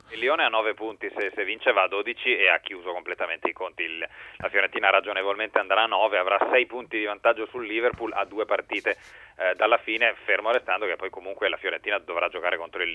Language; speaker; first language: Italian; native; Italian